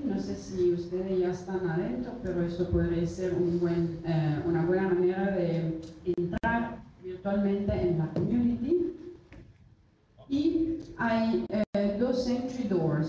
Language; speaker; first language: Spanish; non-native, fluent; Italian